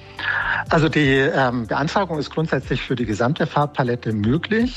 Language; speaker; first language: German; native; German